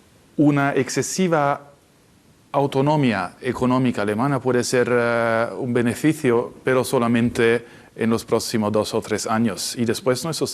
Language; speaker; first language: Spanish; non-native, fluent; Italian